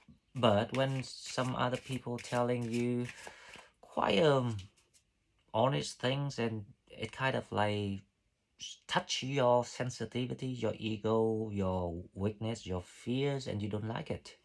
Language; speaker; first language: English; non-native, fluent; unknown